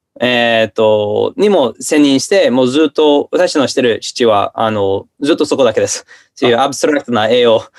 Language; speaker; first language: Japanese; non-native, fluent; English